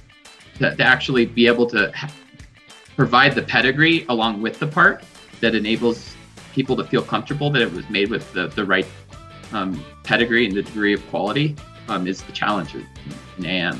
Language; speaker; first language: English; native; English